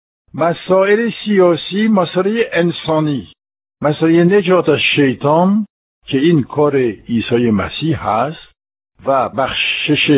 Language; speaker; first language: Persian; non-native, fluent; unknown